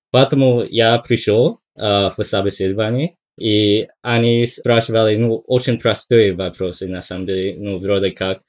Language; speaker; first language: Russian; non-native, fluent; English